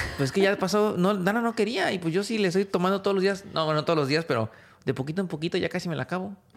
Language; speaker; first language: Spanish; native; Spanish